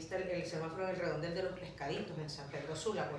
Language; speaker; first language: Spanish; native; Spanish